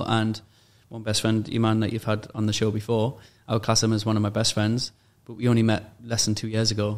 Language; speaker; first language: English; native; English